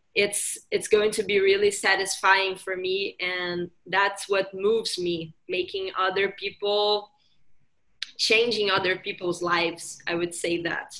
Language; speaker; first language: English; non-native, fluent; Portuguese